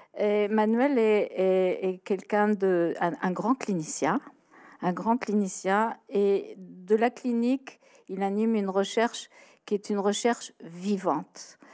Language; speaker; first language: French; native; French